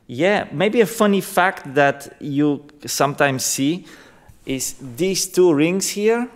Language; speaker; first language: English; non-native, fluent; Bulgarian